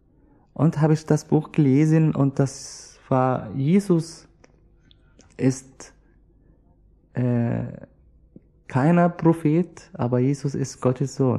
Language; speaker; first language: German; non-native, learner; Arabic